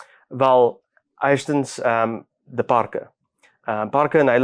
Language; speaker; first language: Dutch; non-native, learner; Afrikaans